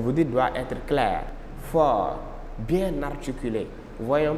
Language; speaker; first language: French; non-native, local second language; Wolof